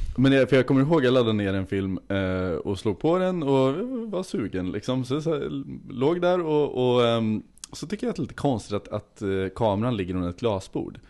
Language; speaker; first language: Swedish; native; Swedish